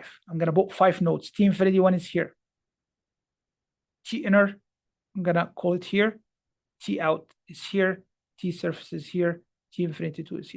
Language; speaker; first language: English; non-native, fluent; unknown